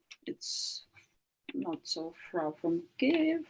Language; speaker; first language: English; non-native, learner; Ukrainian